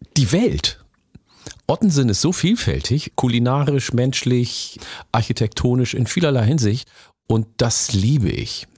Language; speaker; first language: German; early bilingual, other home language; Oromo